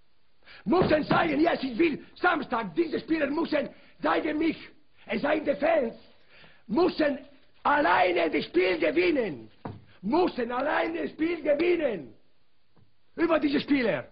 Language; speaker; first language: German; non-native, learner; Italian